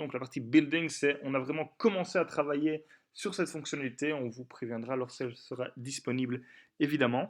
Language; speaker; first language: French; native; French